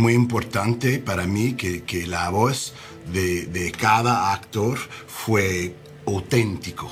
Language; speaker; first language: Spanish; non-native, learner; English